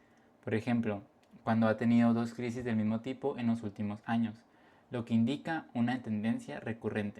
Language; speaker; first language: Spanish; native; Spanish